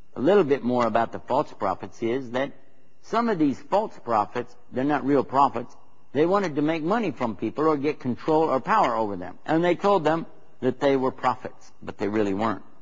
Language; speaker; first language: English; native; English